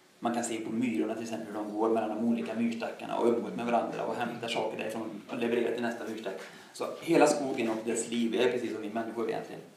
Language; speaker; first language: Swedish; native; Swedish